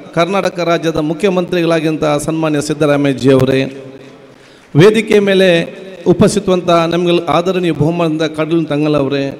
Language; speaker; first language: Kannada; non-native, local second language; Malayalam